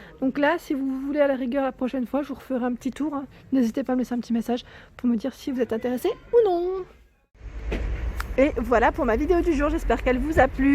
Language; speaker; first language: French; native; French